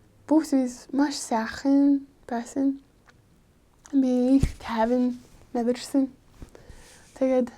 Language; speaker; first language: Mongolian; non-native, fluent; English